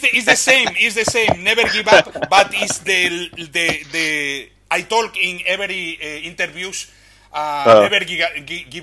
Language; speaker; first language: English; non-native, learner; Spanish